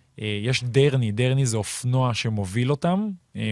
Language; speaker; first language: Hebrew; native; Hebrew